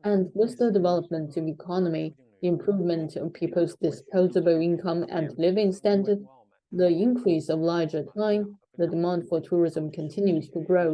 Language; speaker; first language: English; non-native, fluent; Chinese